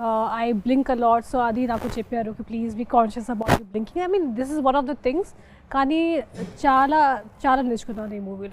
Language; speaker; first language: Telugu; non-native, local second language; Hindi